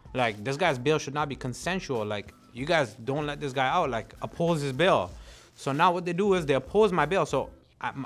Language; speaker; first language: English; non-native, fluent; Punjabi